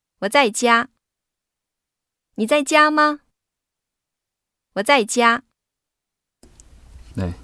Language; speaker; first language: Chinese; non-native, learner; Korean